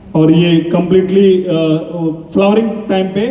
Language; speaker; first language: Hindi; non-native, local second language; Telugu